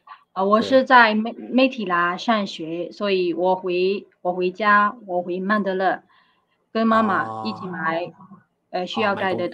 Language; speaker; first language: Chinese; non-native, learner; Burmese